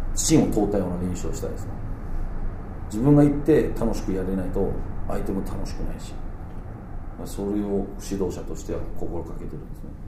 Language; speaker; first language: Japanese; non-native, fluent; Danish